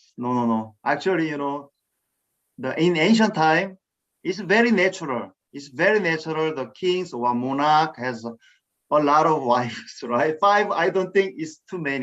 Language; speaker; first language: English; non-native, fluent; Korean